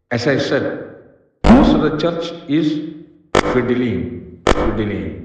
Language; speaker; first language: English; non-native, local second language; Malayalam